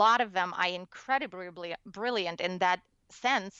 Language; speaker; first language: English; non-native, fluent; Russian